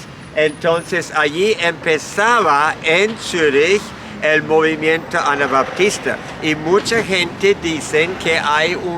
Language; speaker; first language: Spanish; non-native, fluent; English